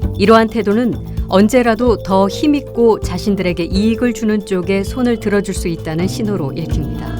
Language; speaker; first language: Korean; native; Korean